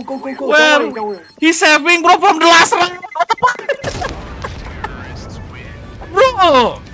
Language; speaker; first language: English; non-native, learner; Sundanese